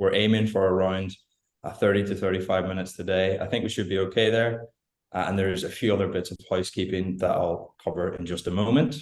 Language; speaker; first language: English; native; English